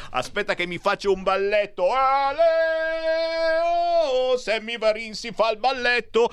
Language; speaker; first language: Italian; native; Italian